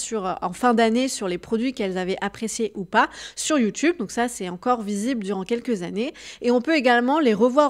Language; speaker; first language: French; native; French